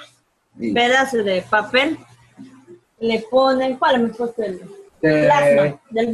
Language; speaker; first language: Spanish; native; Spanish